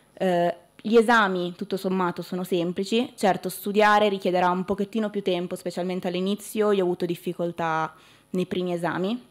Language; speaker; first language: Italian; native; Italian